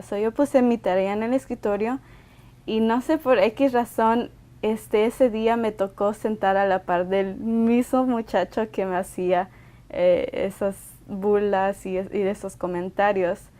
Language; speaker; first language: Spanish; early bilingual, other home language; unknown